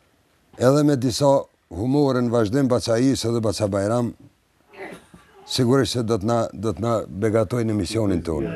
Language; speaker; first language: Albanian; native; Albanian